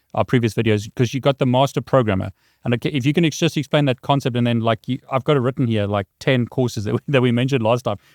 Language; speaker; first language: English; native; English